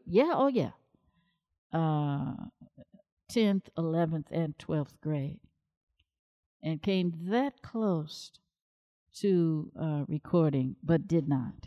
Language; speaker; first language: English; native; English